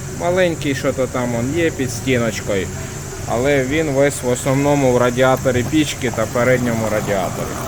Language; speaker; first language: Ukrainian; native; Ukrainian